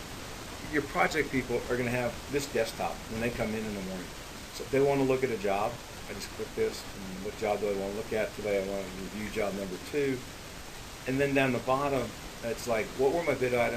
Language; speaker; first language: English; native; English